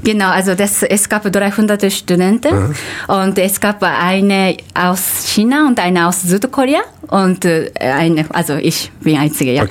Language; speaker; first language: German; non-native, fluent; Japanese